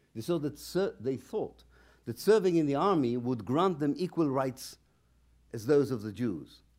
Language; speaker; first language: English; non-native, fluent; Hebrew